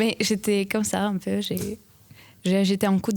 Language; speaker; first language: French; non-native, fluent; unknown